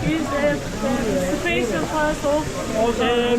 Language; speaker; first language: English; non-native, fluent; Turkish